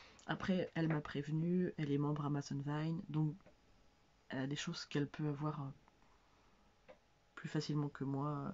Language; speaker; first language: French; native; French